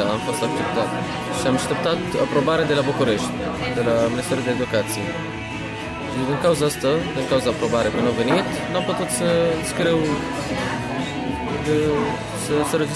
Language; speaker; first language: Romanian; early bilingual, heritage; Romanian